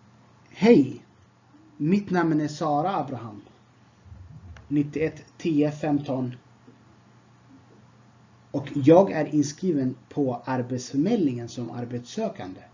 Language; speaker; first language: Swedish; non-native, fluent; Tigrinya